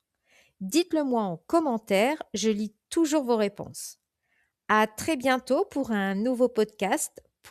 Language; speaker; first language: French; native; French